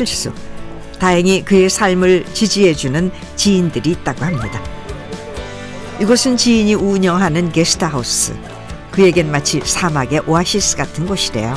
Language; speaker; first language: Korean; native; Korean